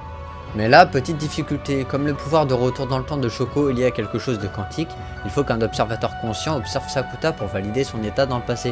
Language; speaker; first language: French; native; French